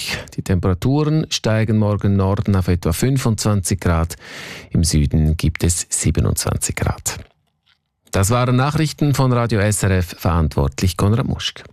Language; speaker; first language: German; native; German